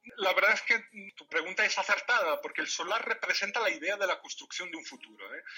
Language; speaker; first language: Spanish; non-native, fluent; Riffian